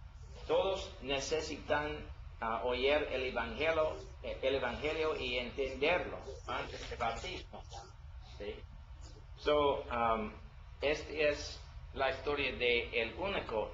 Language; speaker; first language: Spanish; non-native, learner; English